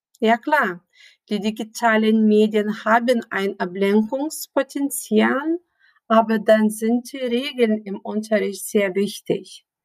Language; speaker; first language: German; non-native, fluent; Lithuanian